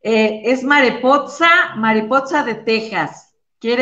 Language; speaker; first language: Spanish; native; Spanish